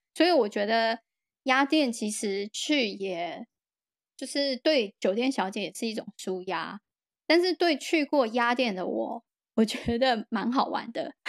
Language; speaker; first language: Chinese; native; Chinese